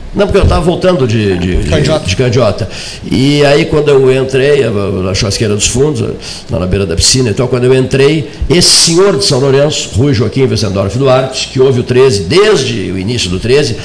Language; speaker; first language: Portuguese; native; Portuguese